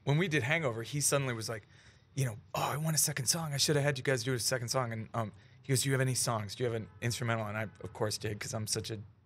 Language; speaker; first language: English; native; English